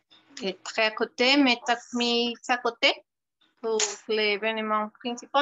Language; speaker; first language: French; non-native, fluent; Spanish